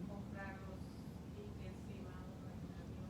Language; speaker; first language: Spanish; native; Spanish